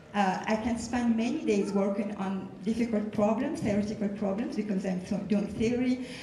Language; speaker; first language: English; non-native, fluent; French